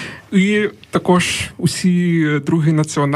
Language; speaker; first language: Ukrainian; non-native, local second language; Russian